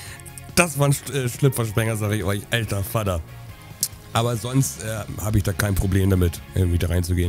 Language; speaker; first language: German; native; German